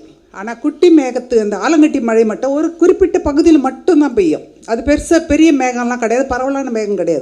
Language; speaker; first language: Tamil; native; Tamil